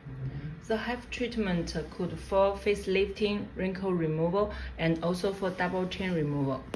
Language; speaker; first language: English; non-native, learner; Chinese